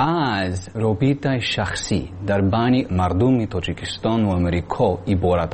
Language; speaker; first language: Tajik; non-native, learner; English